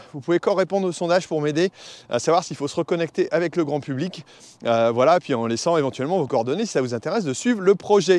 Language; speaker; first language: French; native; French